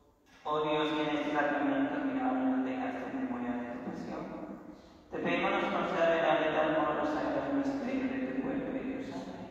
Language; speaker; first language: Spanish; native; Spanish